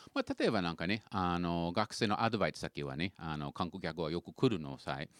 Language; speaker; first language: Japanese; non-native, fluent; English